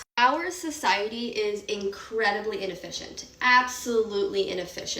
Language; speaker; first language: English; native; English